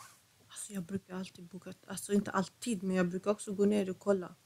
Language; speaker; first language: Swedish; non-native, fluent; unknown